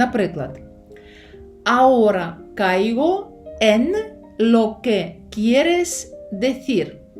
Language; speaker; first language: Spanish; non-native, fluent; Ukrainian